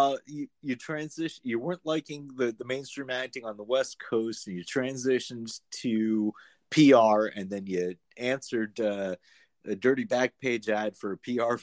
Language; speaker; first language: English; native; English